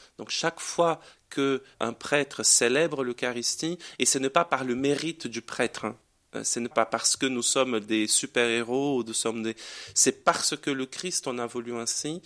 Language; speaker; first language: French; non-native, fluent; Portuguese